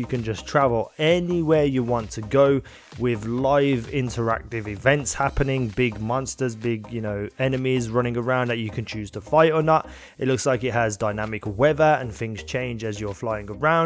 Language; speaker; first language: English; native; English